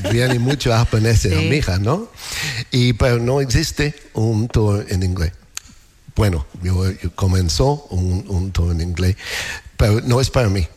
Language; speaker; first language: Spanish; non-native, learner; English